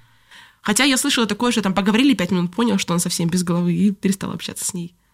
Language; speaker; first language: Russian; native; Russian